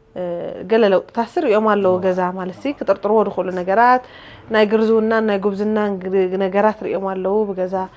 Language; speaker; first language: Tigrinya; native; Tigrinya